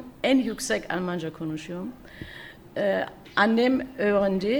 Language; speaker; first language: Turkish; early bilingual, heritage; German